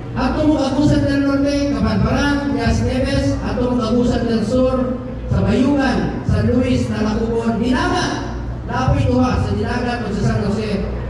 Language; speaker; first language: Filipino; non-native, local second language; Cebuano